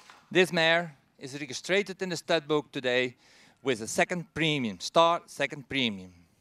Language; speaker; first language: English; non-native, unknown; Dutch